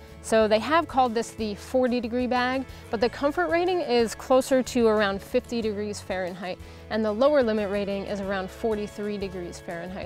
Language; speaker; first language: English; native; English